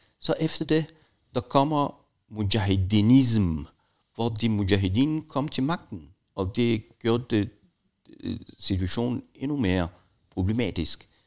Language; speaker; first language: Danish; non-native, fluent; Persian